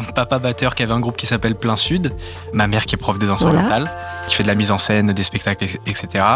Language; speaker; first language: French; early bilingual, other home language; Serbian